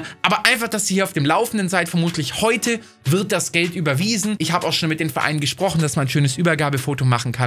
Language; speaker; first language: German; native; German